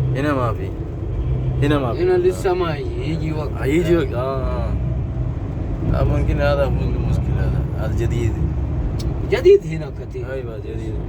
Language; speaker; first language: Arabic; non-native, learner; Malayalam